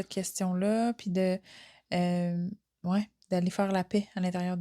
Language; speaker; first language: French; native; French